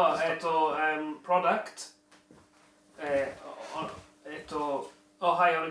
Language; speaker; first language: Japanese; non-native, learner; English